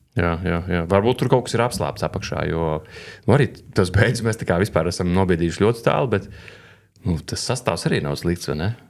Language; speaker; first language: Latvian; native; Latvian